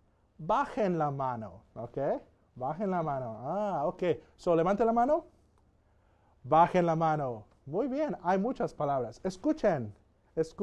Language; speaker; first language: Spanish; non-native, fluent; English